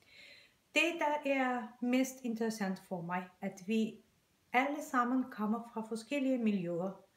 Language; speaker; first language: Danish; non-native, fluent; Azerbaijani